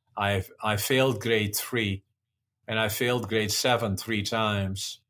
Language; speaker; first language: English; non-native, fluent; Dutch